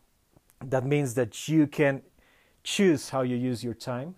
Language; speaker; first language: English; non-native, fluent; Spanish